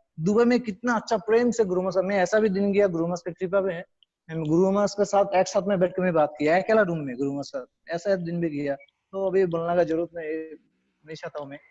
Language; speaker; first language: Hindi; non-native, learner; Bangla